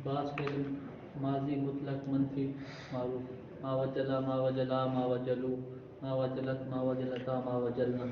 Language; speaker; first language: Arabic; non-native, learner; Urdu